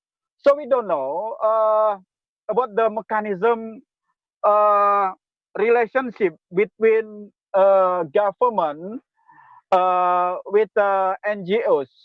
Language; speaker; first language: English; non-native, local second language; Indonesian